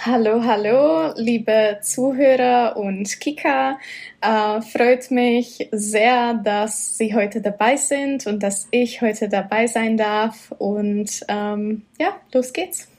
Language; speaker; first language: German; non-native, fluent; Czech